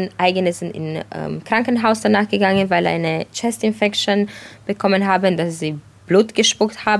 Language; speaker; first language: German; non-native, fluent; Romanian